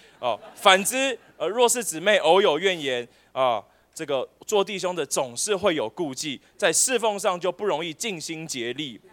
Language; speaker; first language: Chinese; native; Chinese